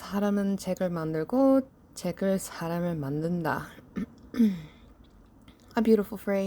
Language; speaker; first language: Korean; non-native, learner; English